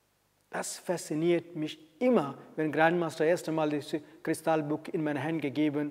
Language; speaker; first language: German; non-native, fluent; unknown